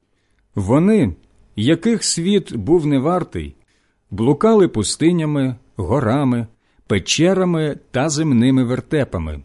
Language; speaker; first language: Ukrainian; native; Ukrainian